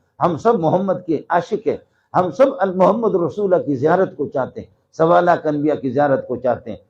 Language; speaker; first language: Urdu; non-native, local second language; Brahui